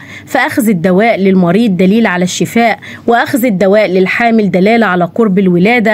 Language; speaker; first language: Arabic; native; Arabic